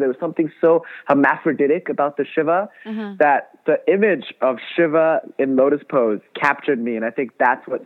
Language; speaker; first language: English; non-native, local second language; Tamil